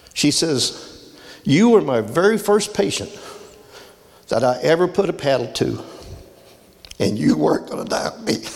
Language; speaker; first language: English; native; English